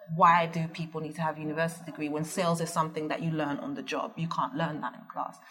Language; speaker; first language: English; early bilingual, other home language; Dutch